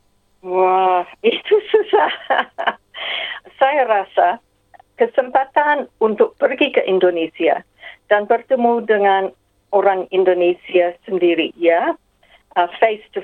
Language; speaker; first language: Indonesian; non-native, fluent; English